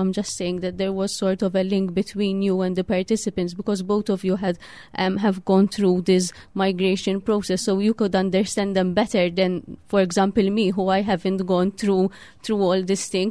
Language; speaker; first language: English; non-native, local second language; Maltese